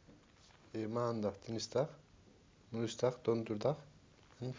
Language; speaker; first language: Dutch; non-native, learner; Turkish